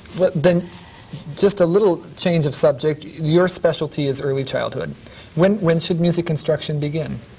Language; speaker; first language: English; native; English